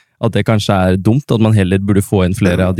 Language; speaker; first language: Norwegian; native; Norwegian